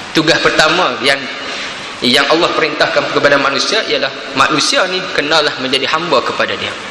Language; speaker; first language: Malay; native; Malay